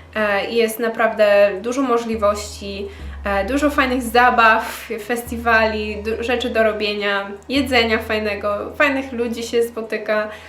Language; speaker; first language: Polish; early bilingual, heritage; Polish